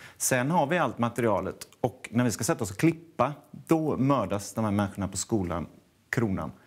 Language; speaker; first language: Swedish; native; Swedish